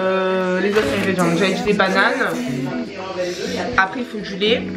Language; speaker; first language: French; native; French